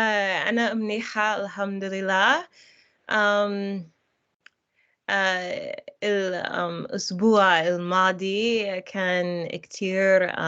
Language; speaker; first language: Arabic; non-native, learner; English